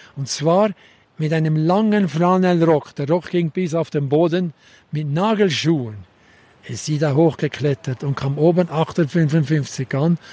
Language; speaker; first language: German; native; German